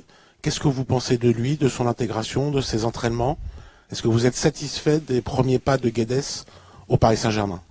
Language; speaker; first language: French; native; French